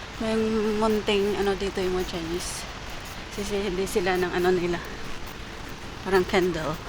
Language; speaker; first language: Filipino; native; Filipino